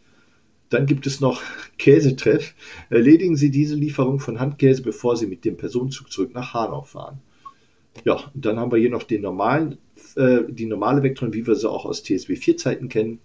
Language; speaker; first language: German; native; German